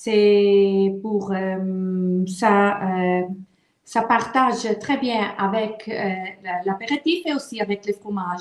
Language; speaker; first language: French; non-native, local second language; Italian